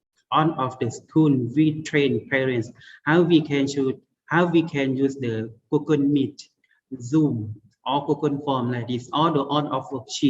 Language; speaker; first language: English; non-native, learner; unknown